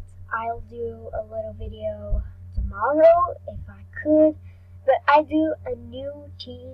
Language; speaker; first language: English; non-native, learner; French